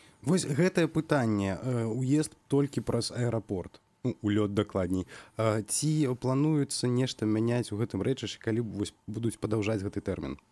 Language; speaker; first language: Belarusian; native; Belarusian